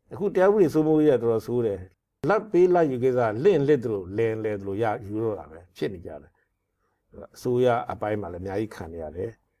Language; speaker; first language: Burmese; non-native, local second language; Shan